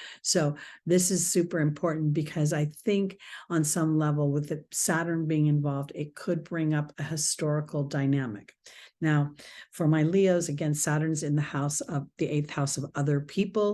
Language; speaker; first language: English; native; English